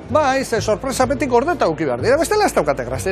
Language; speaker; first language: Basque; native; Basque